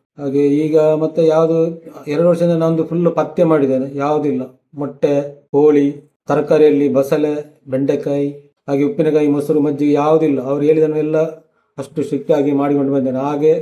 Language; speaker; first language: Kannada; native; Kannada